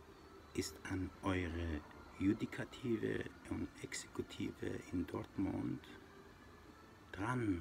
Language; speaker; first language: German; non-native, local second language; Persian